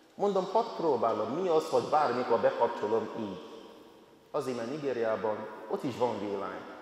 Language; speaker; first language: Hungarian; non-native, fluent; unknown